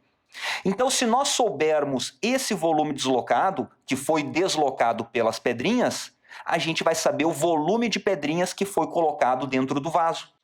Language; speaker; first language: Portuguese; native; Portuguese